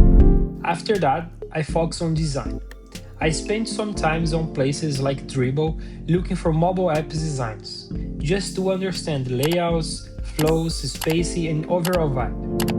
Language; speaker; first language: English; non-native, fluent; Portuguese